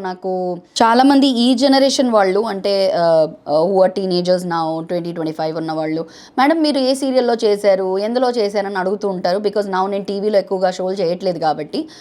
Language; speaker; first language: Telugu; non-native, fluent; Bangla